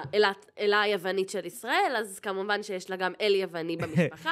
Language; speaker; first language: Hebrew; native; Hebrew